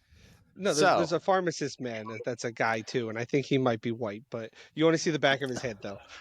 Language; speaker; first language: English; native; English